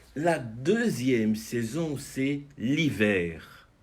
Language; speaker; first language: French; non-native, fluent; Portuguese